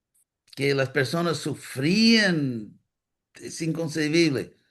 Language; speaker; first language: Spanish; non-native, fluent; English